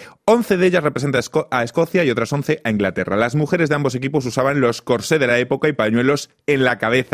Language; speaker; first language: Spanish; native; Spanish